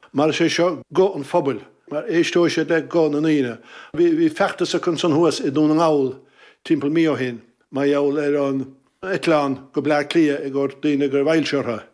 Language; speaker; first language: Irish; native; Irish